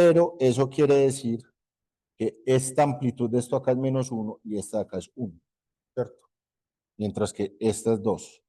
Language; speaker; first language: Spanish; native; Spanish